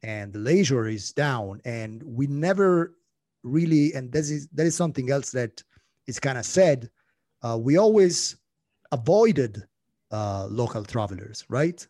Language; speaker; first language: English; non-native, fluent; Italian